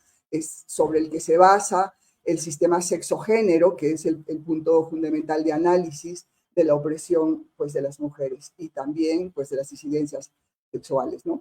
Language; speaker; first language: Spanish; native; Spanish